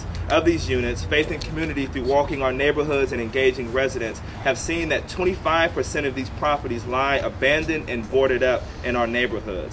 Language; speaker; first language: English; native; English